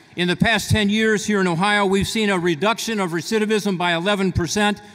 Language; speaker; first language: English; native; English